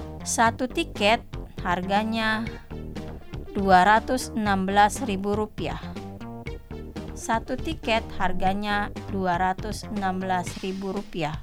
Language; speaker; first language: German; non-native, fluent; Indonesian